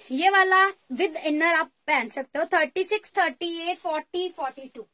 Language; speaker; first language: Hindi; native; Hindi